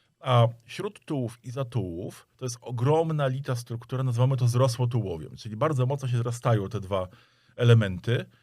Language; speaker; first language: Polish; native; Polish